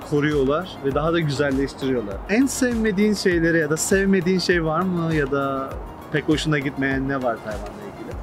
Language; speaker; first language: Turkish; native; Turkish